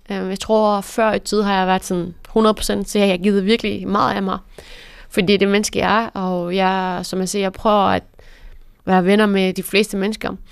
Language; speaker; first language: Danish; early bilingual, other home language; Persian